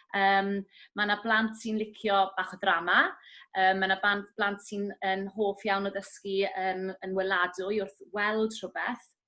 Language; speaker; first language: Welsh; native; Welsh